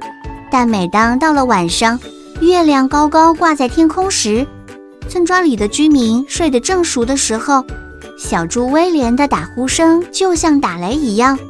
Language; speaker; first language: Chinese; native; Chinese